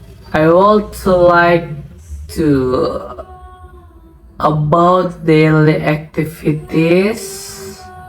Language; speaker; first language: English; non-native, learner; Indonesian